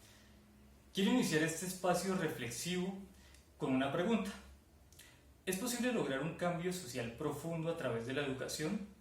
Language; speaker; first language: Spanish; native; Spanish